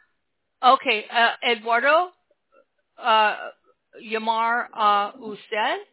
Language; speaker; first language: Spanish; non-native, learner; English